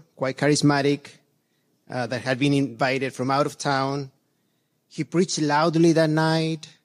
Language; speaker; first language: English; non-native, fluent; Spanish